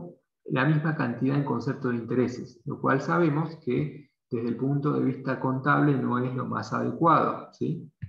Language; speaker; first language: Spanish; native; Spanish